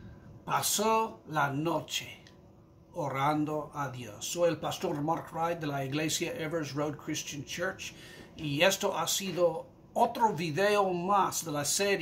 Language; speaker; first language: Spanish; non-native, fluent; English